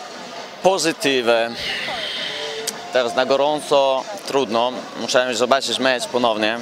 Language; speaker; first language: Polish; non-native, fluent; Italian